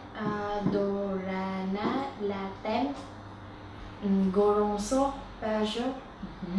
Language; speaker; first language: Polish; non-native, learner; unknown